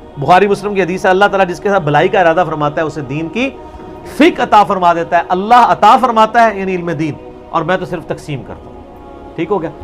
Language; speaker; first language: Urdu; non-native, local second language; Punjabi